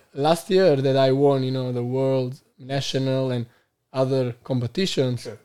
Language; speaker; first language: English; non-native, fluent; Albanian